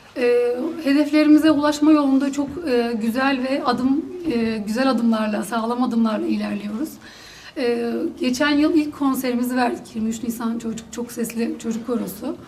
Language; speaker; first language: Turkish; native; Turkish